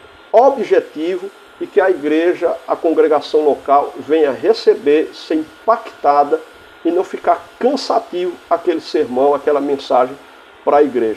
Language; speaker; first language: Portuguese; native; Portuguese